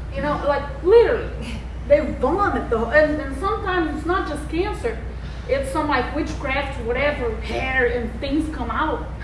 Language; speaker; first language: English; non-native, fluent; Portuguese